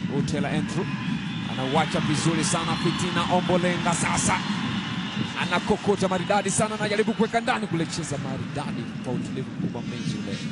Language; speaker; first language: Swahili; non-native, local second language; Kinyarwanda